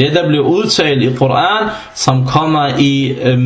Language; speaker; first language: Danish; non-native, fluent; Arabic